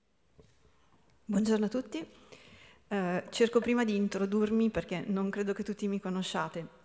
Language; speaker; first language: Italian; native; Italian